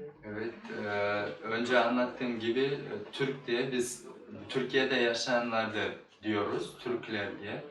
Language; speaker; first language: Turkish; non-native, learner; Kyrgyz